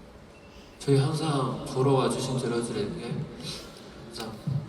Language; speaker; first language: Korean; non-native, fluent; Chinese